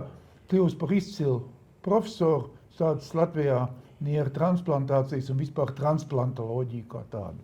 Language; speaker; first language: Latvian; native; Latvian